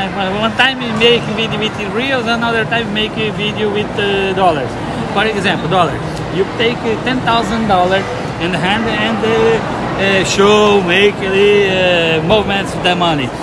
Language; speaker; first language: English; non-native, learner; Portuguese